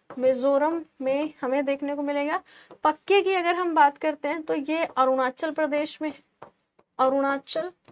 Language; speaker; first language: Hindi; native; Hindi